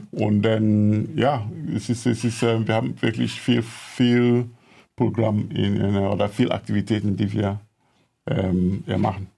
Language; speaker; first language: German; non-native, fluent; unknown